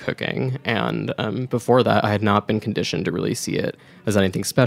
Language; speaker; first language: English; native; English